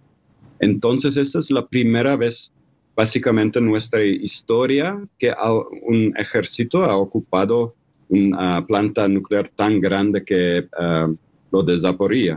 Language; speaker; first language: Spanish; non-native, fluent; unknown